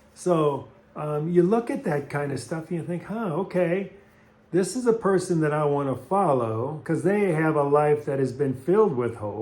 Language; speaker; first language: English; native; English